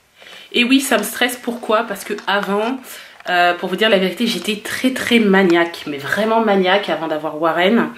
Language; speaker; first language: French; native; French